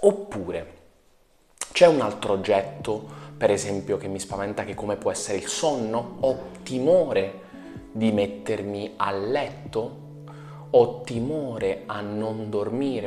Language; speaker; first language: Italian; native; Italian